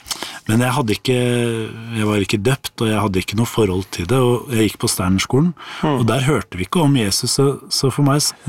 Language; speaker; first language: Norwegian; native; Norwegian